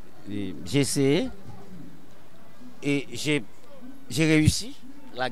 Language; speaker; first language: French; non-native, local second language; Haitian Creole